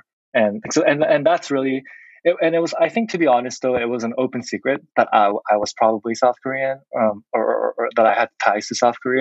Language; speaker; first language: English; non-native, fluent; Korean